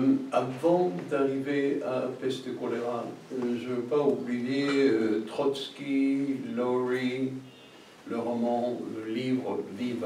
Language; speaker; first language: French; non-native, fluent; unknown